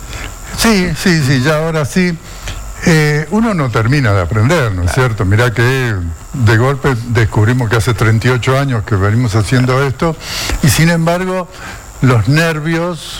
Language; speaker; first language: Spanish; native; Spanish